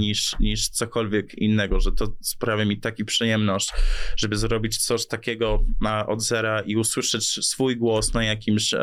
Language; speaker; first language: Polish; early bilingual, heritage; English